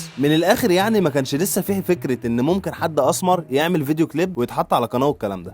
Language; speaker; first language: Arabic; native; Arabic